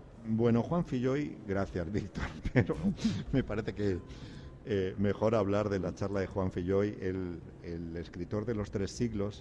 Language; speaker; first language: Spanish; native; Spanish